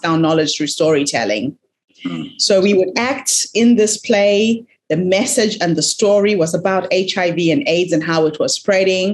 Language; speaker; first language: English; non-native, local second language; Shona